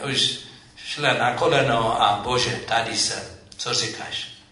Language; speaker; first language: Czech; non-native, fluent; Amharic